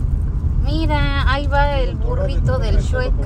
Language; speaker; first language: Spanish; native; Spanish